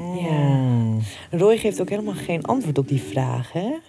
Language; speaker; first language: Dutch; native; Dutch